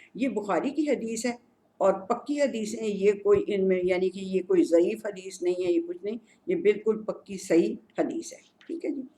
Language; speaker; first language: Urdu; native; Urdu